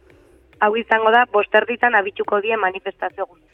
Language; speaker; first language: Basque; native; Basque